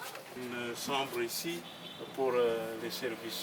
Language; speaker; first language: French; non-native, local second language; Malagasy